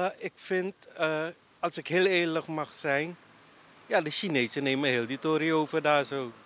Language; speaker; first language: Dutch; early bilingual, other home language; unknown